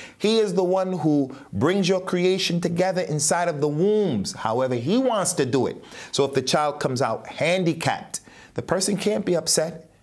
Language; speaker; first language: English; native; English